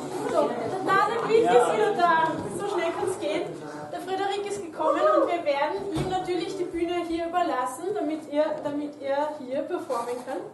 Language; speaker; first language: German; native; German